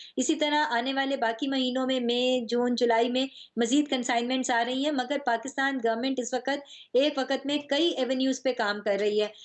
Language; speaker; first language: Urdu; native; Urdu